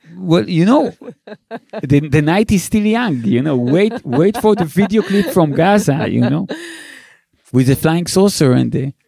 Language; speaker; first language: English; non-native, fluent; Hebrew